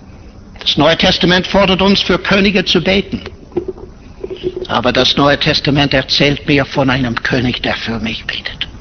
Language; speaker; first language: German; non-native, fluent; English